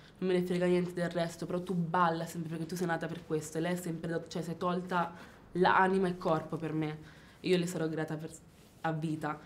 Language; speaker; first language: Italian; native; Italian